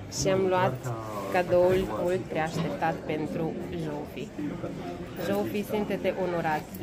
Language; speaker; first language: Romanian; non-native, local second language; Hungarian